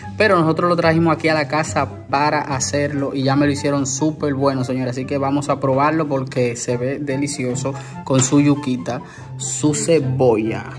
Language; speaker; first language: Spanish; native; Spanish